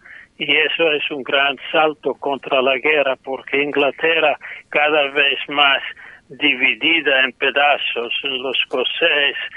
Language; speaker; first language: Spanish; non-native, fluent; English